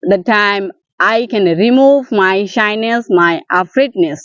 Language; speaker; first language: English; non-native, learner; Bangla